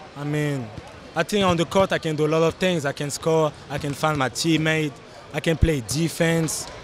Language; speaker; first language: English; non-native, fluent; French